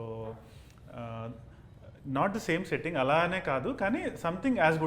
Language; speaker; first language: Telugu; native; Telugu